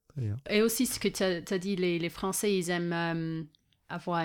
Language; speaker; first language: French; non-native, fluent; English